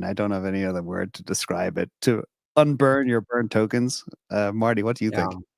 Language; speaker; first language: English; native; English